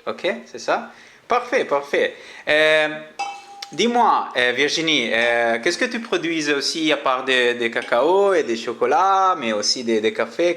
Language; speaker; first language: French; non-native, learner; Italian